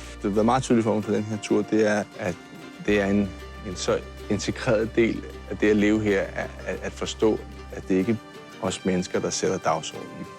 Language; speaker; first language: Danish; native; Danish